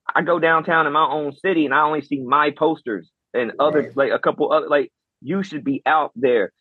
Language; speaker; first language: English; native; English